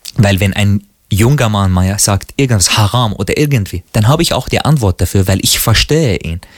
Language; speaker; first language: German; non-native, fluent; Arabic